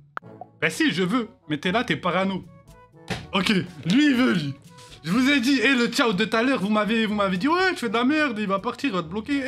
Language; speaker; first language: French; native; French